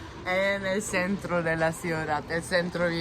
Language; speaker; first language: Spanish; non-native, fluent; German